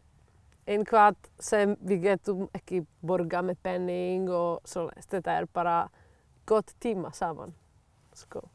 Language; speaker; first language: Icelandic; non-native, learner; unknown